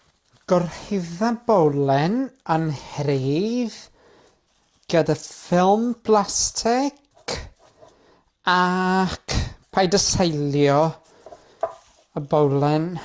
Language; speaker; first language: Welsh; non-native, learner; English